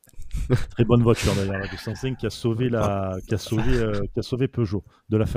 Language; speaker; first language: French; native; French